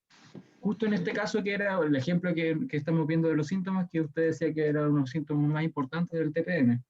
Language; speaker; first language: Spanish; native; Spanish